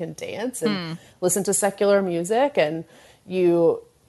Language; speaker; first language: English; native; English